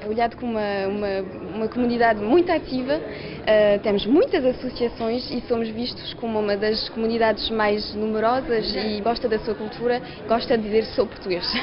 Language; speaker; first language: Portuguese; early bilingual, heritage; Portuguese